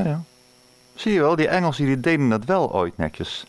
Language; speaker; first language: Dutch; native; Dutch